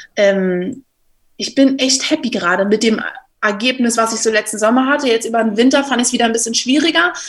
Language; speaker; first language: German; native; German